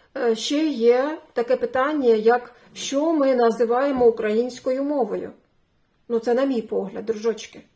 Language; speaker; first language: Ukrainian; non-native, local second language; Russian